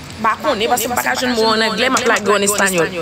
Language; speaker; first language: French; non-native, learner; Haitian Creole